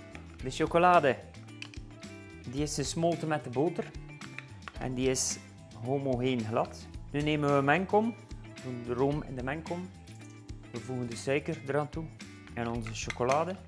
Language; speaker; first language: Dutch; native; Dutch